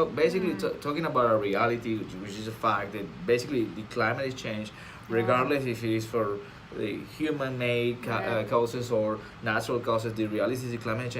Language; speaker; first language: English; non-native, fluent; Spanish